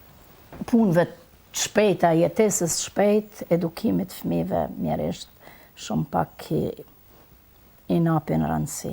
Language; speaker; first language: Albanian; native; Albanian